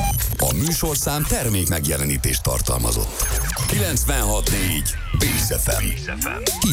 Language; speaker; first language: Hungarian; native; Hungarian